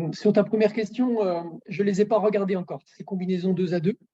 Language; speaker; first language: French; native; French